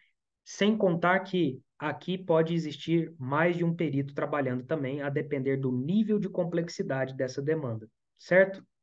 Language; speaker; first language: Portuguese; native; Portuguese